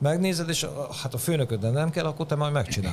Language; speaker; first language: Hungarian; native; Hungarian